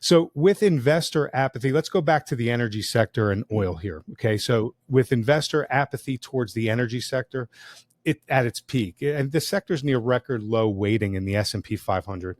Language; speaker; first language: English; native; English